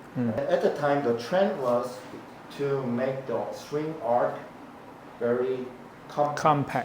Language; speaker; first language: English; non-native, fluent; Korean